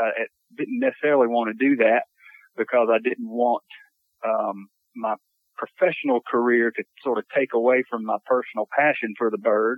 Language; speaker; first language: English; native; English